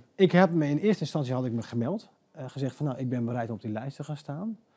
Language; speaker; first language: Dutch; native; Dutch